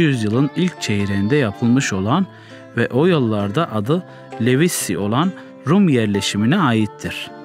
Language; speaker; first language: Turkish; native; Turkish